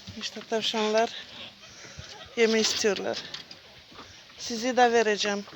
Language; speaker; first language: Turkish; non-native, learner; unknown